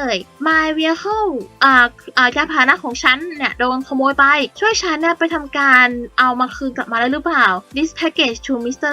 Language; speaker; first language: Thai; native; Thai